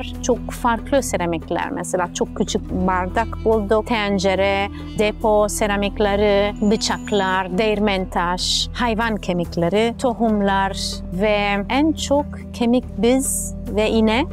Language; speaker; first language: Turkish; non-native, fluent; Italian